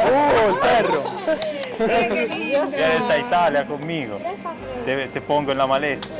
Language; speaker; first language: Spanish; non-native, learner; Italian